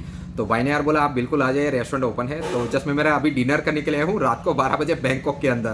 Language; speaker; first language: Hindi; native; Hindi